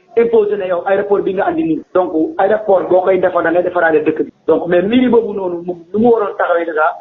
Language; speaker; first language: Wolof; native; Wolof